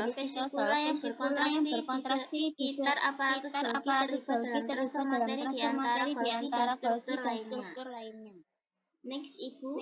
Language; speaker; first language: Indonesian; native; Indonesian